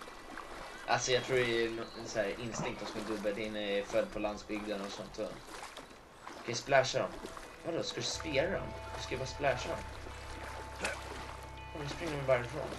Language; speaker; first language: Swedish; native; Swedish